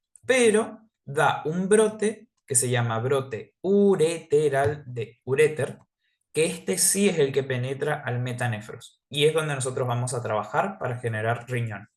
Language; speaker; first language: Spanish; native; Spanish